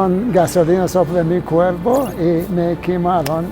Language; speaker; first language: Spanish; non-native, fluent; Arabic